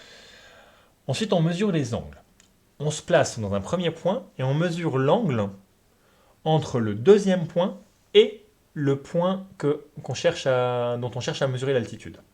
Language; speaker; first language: French; native; French